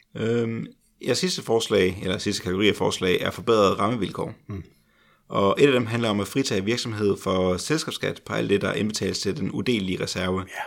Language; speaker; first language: Danish; native; Danish